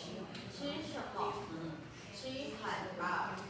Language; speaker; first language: Chinese; non-native, learner; Filipino